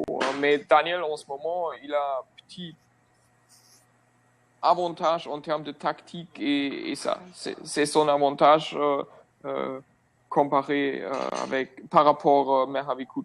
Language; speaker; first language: French; non-native, fluent; German